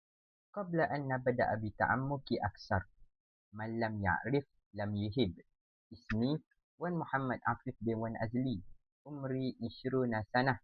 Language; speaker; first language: Arabic; non-native, learner; Malay